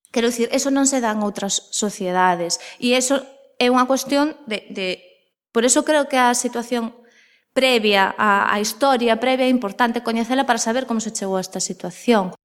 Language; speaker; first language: Galician; non-native, local second language; Spanish